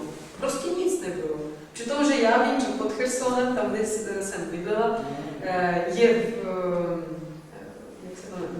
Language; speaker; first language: Czech; non-native, fluent; Russian